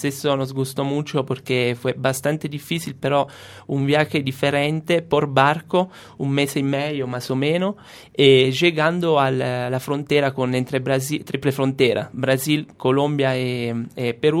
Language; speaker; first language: Spanish; non-native, fluent; Italian